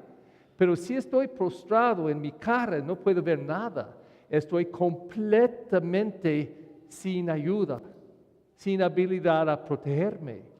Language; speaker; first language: Spanish; non-native, fluent; English